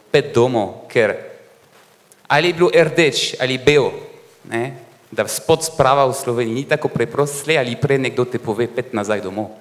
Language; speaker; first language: Slovenian; non-native, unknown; French